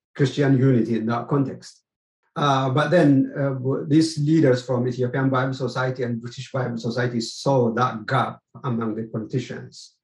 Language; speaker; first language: English; non-native, fluent; Amharic